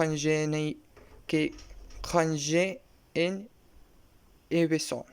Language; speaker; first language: French; non-native, learner; Spanish